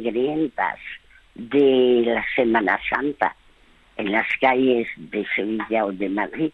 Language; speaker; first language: Spanish; early bilingual, other home language; French